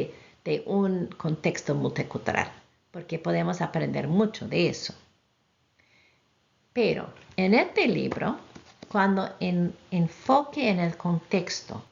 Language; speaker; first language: Spanish; non-native, fluent; English